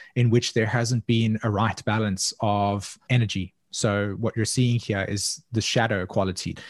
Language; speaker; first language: English; native; English